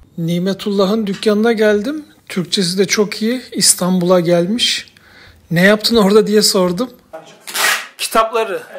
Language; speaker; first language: Turkish; native; Turkish